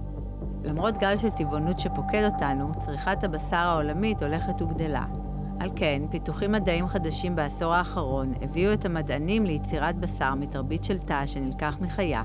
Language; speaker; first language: Hebrew; native; Hebrew